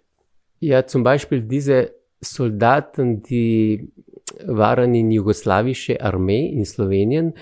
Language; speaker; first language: German; non-native, fluent; Slovenian